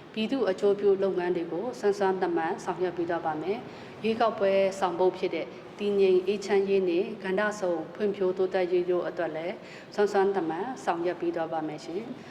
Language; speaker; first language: Burmese; non-native, local second language; Pa'o Karen